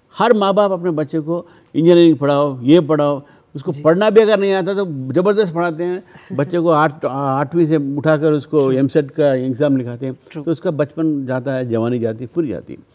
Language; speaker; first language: Hindi; non-native, local second language; Telugu